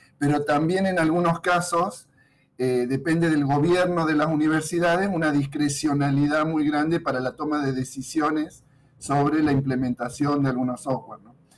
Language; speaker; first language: Spanish; native; Spanish